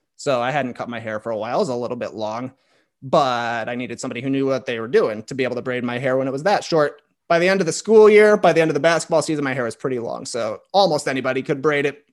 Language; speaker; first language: English; native; English